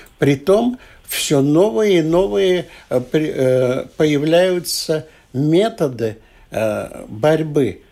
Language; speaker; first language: Russian; non-native, local second language; Latvian